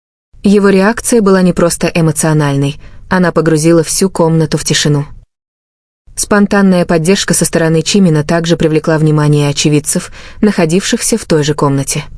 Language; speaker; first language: Russian; native; Russian